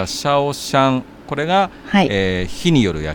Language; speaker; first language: Japanese; native; Japanese